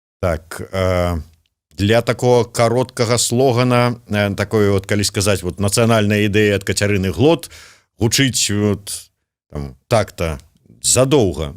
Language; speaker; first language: Belarusian; native; Belarusian